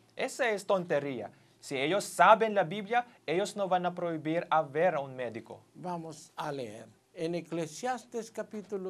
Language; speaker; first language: Spanish; non-native, fluent; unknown